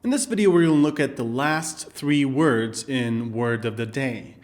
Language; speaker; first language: English; non-native, fluent; Kyrgyz